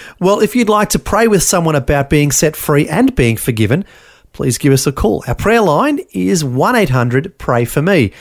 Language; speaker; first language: English; native; English